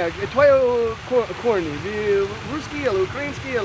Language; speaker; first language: Russian; non-native, learner; English